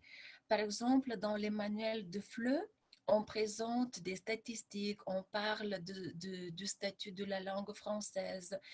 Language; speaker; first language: French; non-native, fluent; Lithuanian